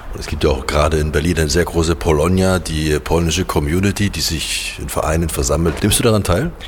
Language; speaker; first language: German; native; German